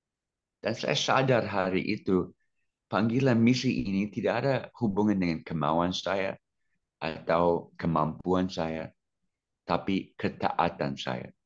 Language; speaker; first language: Indonesian; non-native, fluent; English